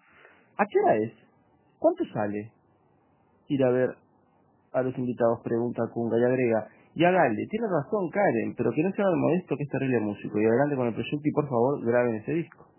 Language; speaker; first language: Spanish; native; Spanish